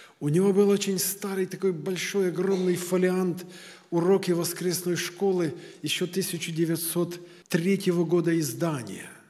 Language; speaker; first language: Russian; native; Russian